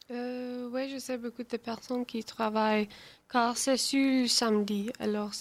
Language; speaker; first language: French; non-native, learner; English